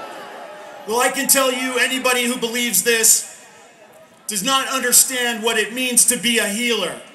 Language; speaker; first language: English; native; English